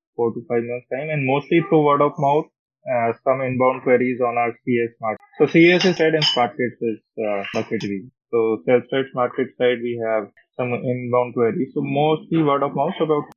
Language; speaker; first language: English; non-native, local second language; Hindi